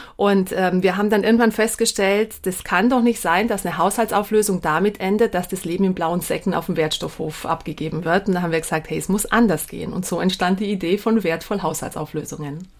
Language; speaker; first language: German; early bilingual, heritage; German